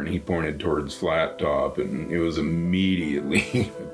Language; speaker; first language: English; native; English